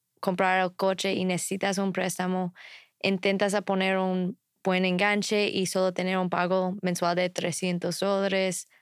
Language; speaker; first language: Spanish; non-native, fluent; English